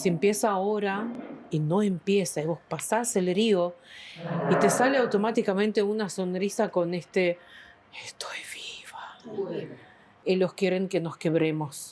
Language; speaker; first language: Spanish; non-native, fluent; Ukrainian